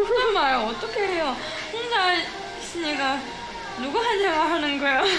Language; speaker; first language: Korean; non-native, fluent; Chinese